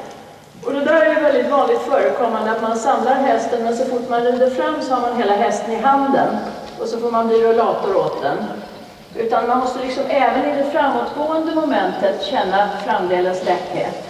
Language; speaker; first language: Swedish; native; Swedish